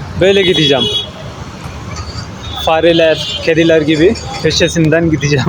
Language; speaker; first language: Turkish; non-native, fluent; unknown